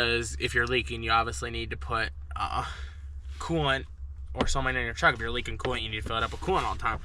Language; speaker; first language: English; native; English